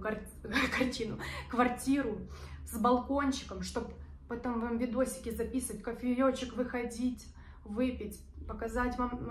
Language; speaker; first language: Russian; native; Russian